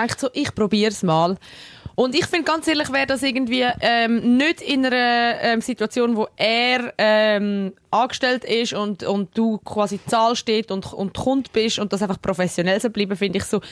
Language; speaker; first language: German; native; German